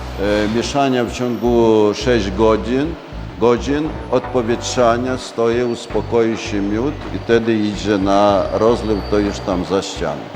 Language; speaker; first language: Polish; non-native, learner; Ukrainian